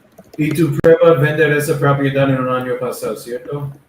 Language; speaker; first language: Spanish; non-native, learner; English